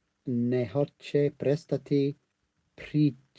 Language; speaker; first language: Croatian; non-native, learner; English